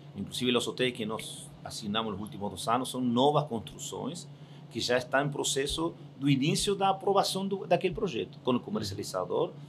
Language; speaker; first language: Portuguese; non-native, fluent; Spanish